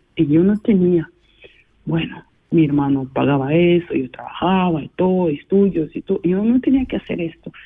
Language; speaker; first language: Spanish; non-native, fluent; Portuguese